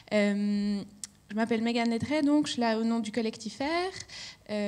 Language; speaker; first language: French; native; French